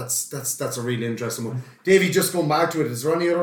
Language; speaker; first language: English; native; English